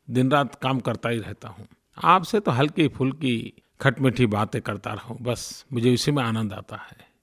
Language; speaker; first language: Hindi; non-native, local second language; Gujarati